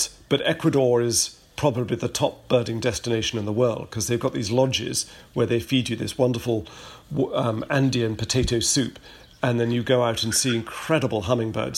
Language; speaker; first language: English; native; English